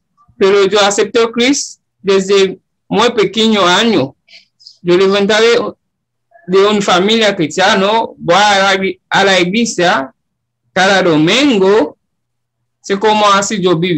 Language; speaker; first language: Spanish; non-native, learner; Haitian Creole